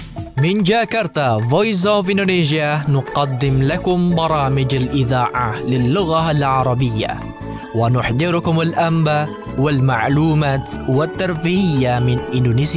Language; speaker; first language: Arabic; non-native, fluent; Indonesian